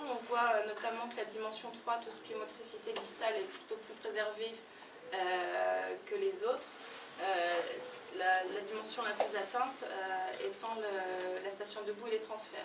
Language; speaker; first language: French; native; French